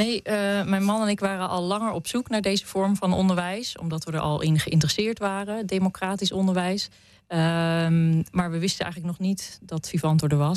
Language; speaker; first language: Dutch; native; Dutch